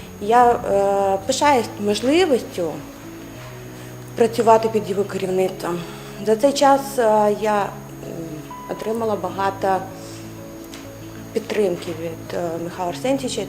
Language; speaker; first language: Ukrainian; native; Ukrainian